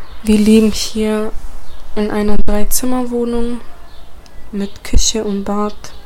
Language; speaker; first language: German; early bilingual, other home language; Bosnian